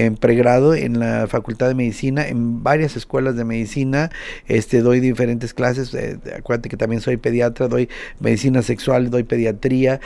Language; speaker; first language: Spanish; native; Spanish